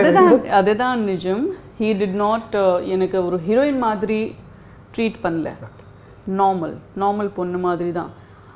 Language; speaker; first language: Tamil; non-native, fluent; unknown